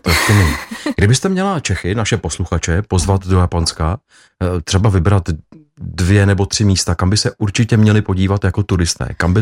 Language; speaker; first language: Czech; native; Czech